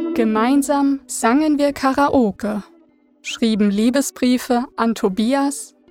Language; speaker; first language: German; native; German